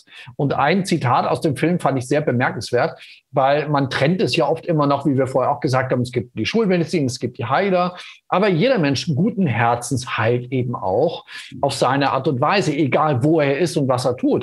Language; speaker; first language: German; native; German